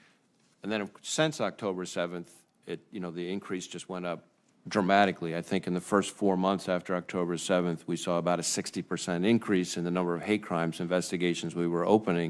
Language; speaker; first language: English; native; English